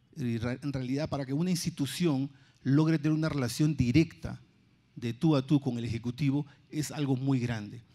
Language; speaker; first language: Spanish; native; Spanish